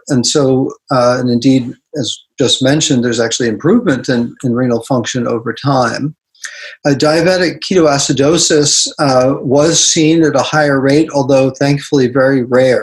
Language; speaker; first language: English; native; English